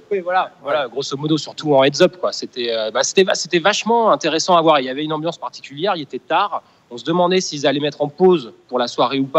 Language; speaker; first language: French; native; French